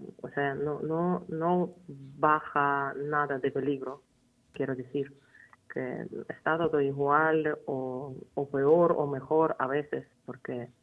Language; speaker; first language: Spanish; non-native, fluent; Ukrainian